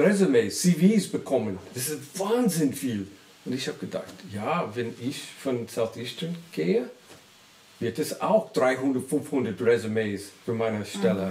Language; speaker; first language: German; non-native, learner; English